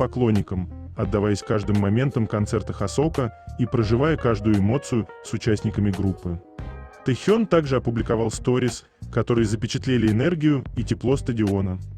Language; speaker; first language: Russian; native; Russian